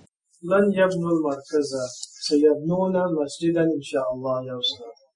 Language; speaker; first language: Arabic; non-native, learner; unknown